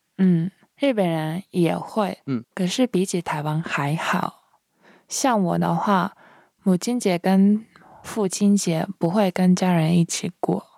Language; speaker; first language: Chinese; non-native, fluent; Japanese